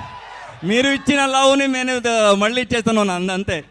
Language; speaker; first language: Telugu; non-native, learner; Kannada